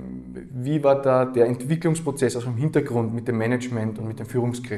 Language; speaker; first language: German; native; German